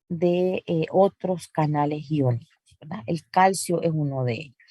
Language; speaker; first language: Spanish; native; Spanish